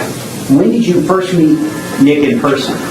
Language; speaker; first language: English; native; English